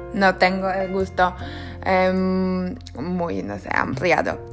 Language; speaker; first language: Spanish; non-native, learner; Polish